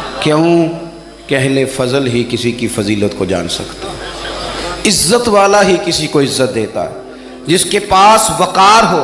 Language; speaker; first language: Urdu; non-native, local second language; Punjabi